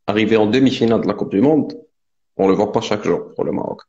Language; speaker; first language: French; non-native, local second language; Arabic